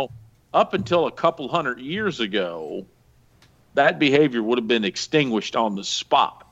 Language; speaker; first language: English; native; English